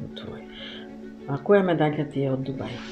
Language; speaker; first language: Macedonian; native; Macedonian